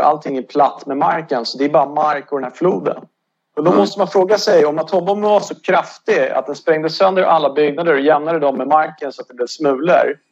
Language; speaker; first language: Swedish; native; Swedish